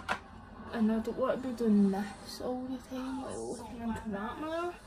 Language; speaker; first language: English; native; English